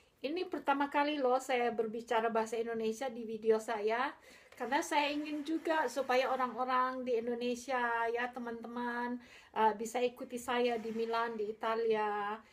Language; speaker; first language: Indonesian; native; Indonesian